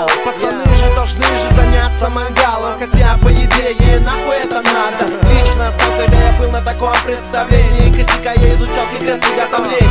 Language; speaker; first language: Russian; native; Russian